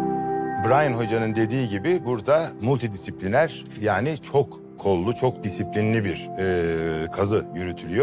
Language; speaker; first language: Turkish; native; Turkish